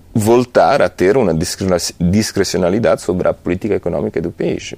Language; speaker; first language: Portuguese; non-native, fluent; Italian